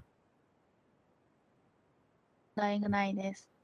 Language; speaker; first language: Japanese; non-native, fluent; Chinese